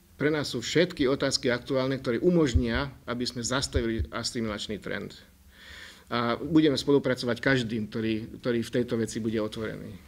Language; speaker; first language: Slovak; non-native, local second language; Hungarian